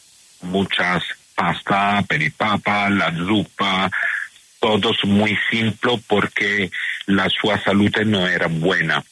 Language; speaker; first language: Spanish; non-native, learner; Italian